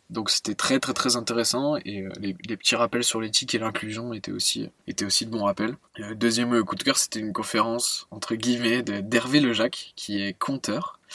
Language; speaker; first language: French; native; French